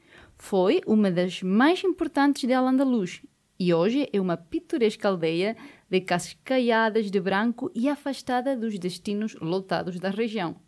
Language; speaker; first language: Portuguese; native; Portuguese